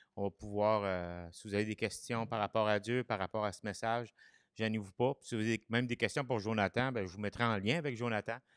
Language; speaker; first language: French; native; French